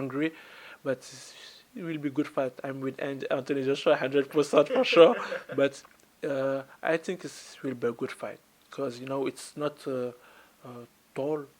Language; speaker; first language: English; non-native, learner; French